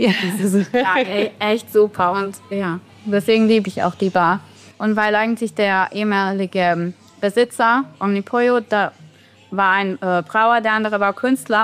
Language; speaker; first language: German; non-native, fluent; Bosnian